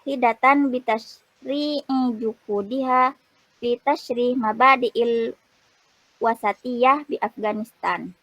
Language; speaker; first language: Arabic; non-native, learner; Indonesian